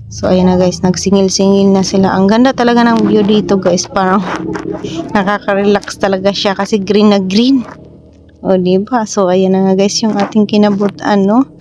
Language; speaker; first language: Filipino; native; Filipino